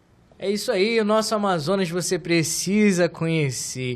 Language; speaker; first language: Portuguese; native; Portuguese